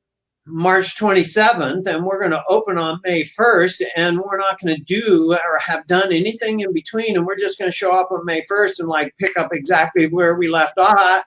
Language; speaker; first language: English; native; English